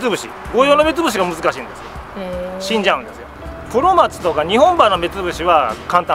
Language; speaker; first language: Japanese; native; Japanese